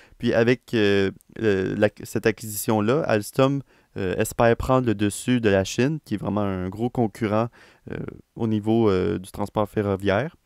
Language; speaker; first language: French; native; French